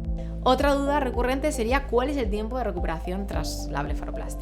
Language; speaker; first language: Spanish; native; Spanish